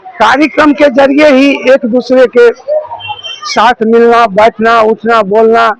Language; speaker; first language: Hindi; native; Hindi